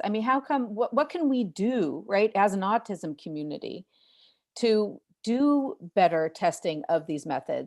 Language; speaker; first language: English; native; English